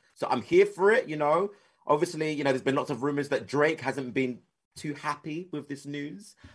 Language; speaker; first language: English; native; English